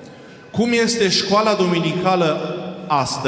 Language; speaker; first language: Romanian; non-native, fluent; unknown